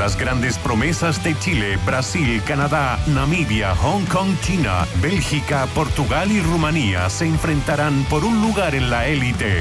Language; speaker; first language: Spanish; native; Spanish